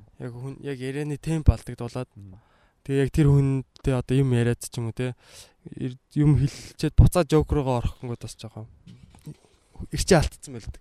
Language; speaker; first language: Mongolian; native; Mongolian